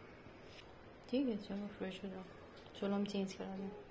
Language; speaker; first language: Hindi; native; Hindi